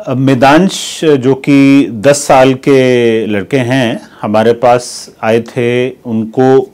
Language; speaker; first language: Hindi; native; Hindi